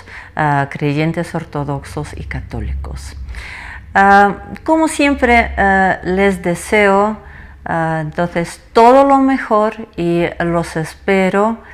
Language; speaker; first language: Spanish; non-native, fluent; Russian